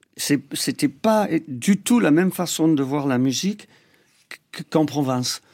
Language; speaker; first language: French; non-native, fluent; English